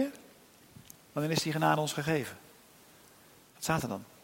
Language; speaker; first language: Dutch; native; Dutch